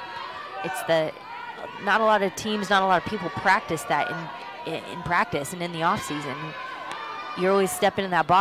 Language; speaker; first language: English; native; English